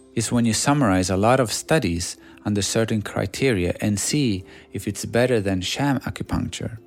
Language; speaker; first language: English; non-native, fluent; Swedish